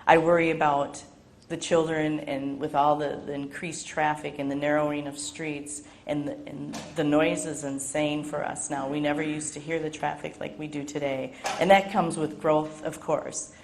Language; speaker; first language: English; native; English